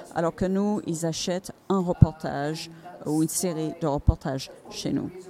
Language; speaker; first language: French; non-native, fluent; Finnish